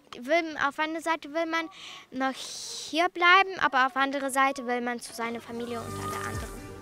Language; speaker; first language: German; non-native, fluent; Ukrainian